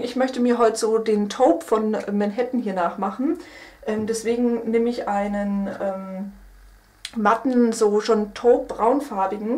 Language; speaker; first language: German; native; German